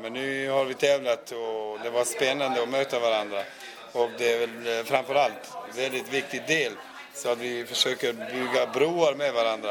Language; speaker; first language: Swedish; non-native, fluent; Albanian